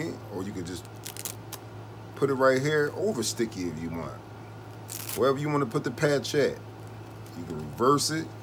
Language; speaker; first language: English; native; English